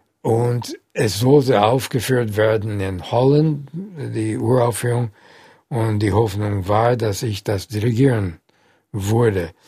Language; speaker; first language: German; non-native, fluent; English